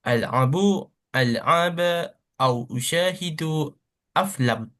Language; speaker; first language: Arabic; non-native, learner; Malay